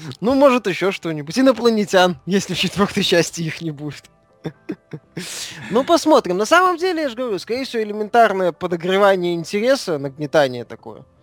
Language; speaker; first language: Russian; native; Russian